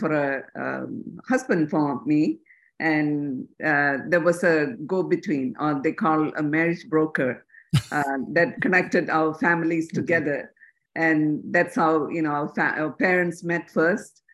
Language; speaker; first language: English; non-native, local second language; Tamil